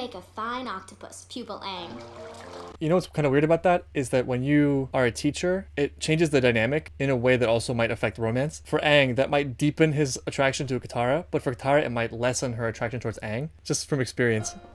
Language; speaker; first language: English; native; English